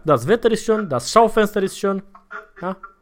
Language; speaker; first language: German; non-native, fluent; Romanian